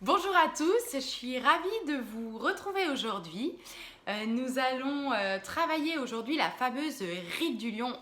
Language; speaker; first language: French; native; French